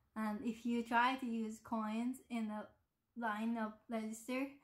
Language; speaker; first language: English; non-native, fluent; Japanese